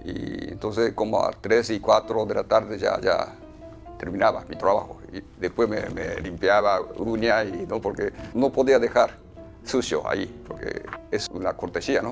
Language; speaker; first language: Spanish; non-native, fluent; Japanese